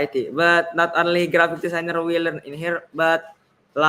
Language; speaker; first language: English; non-native, learner; Indonesian